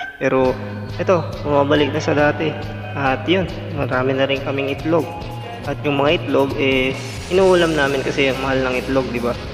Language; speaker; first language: Filipino; non-native, local second language; Iloko